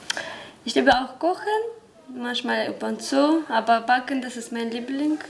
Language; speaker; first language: German; non-native, learner; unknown